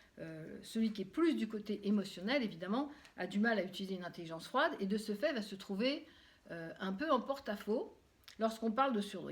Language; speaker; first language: French; native; French